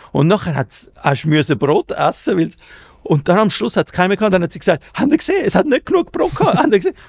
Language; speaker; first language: German; early bilingual, other home language; Spanish